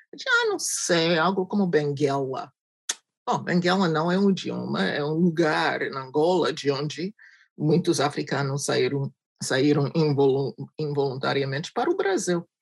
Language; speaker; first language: Portuguese; non-native, fluent; English